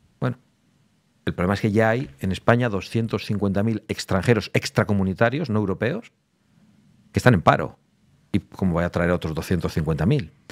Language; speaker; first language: Spanish; native; Spanish